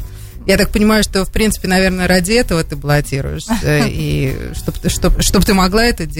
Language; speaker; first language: Russian; native; Russian